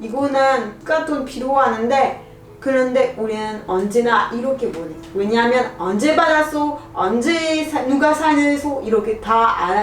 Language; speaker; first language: Korean; non-native, learner; French